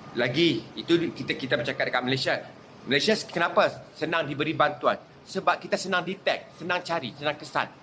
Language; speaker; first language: Malay; native; Malay